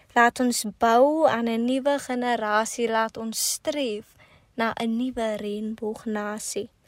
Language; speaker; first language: Afrikaans; native; Afrikaans